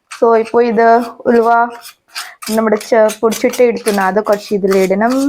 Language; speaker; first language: Malayalam; non-native, learner; Hindi